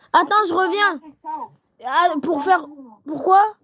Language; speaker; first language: French; native; French